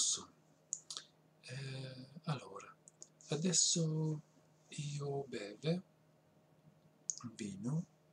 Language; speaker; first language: Italian; non-native, learner; English